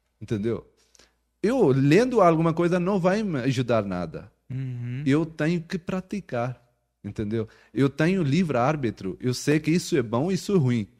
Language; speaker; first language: Portuguese; non-native, fluent; Urdu